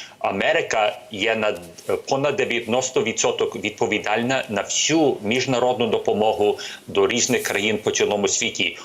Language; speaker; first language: Ukrainian; early bilingual, heritage; Ukrainian